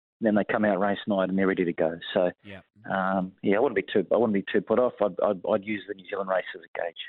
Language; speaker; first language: English; native; English